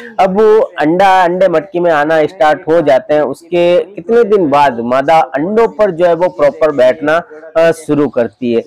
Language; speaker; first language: Hindi; native; Hindi